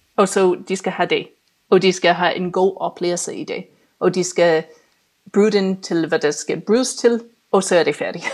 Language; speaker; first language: Danish; non-native, fluent; English